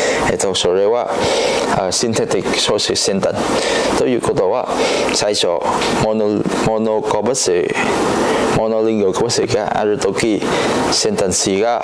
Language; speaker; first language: Japanese; non-native, learner; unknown